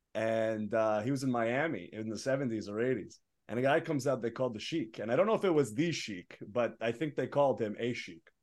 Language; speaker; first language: English; early bilingual, other home language; Arabic